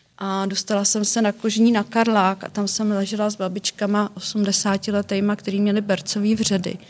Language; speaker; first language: Czech; native; Czech